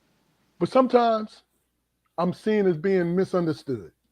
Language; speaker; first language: English; native; English